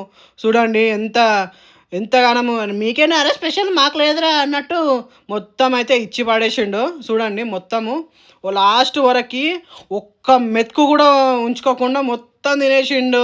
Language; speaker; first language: Telugu; native; Telugu